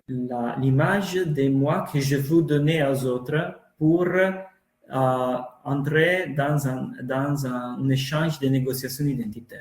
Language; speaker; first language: French; non-native, fluent; Italian